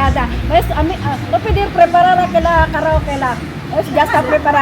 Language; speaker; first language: Portuguese; non-native, learner; Filipino